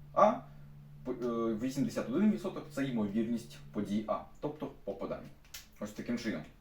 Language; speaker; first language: Ukrainian; non-native, local second language; Russian